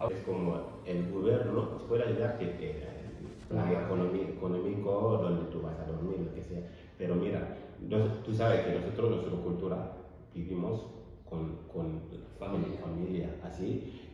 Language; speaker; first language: Spanish; non-native, learner; Fula